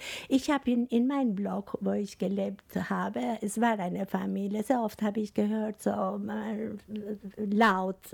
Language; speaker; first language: German; non-native, learner; Albanian